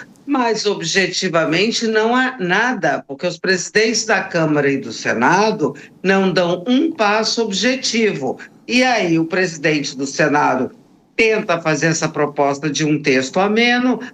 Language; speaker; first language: Portuguese; native; Portuguese